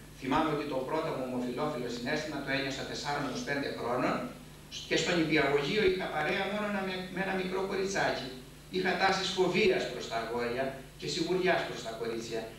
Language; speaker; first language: Greek; native; Greek